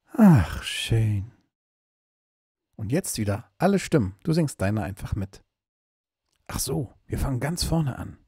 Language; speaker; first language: German; native; German